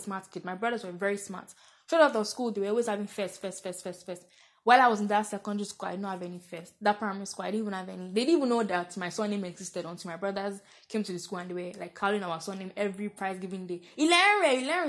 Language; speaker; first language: English; non-native, local second language; Yoruba